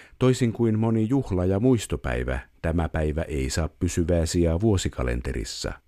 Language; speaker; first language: Finnish; native; Finnish